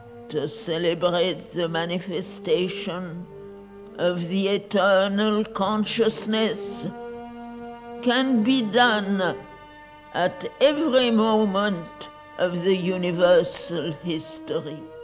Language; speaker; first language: English; non-native, fluent; French